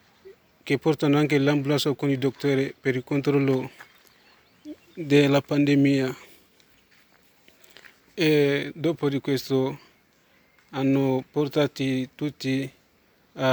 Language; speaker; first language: Italian; non-native, learner; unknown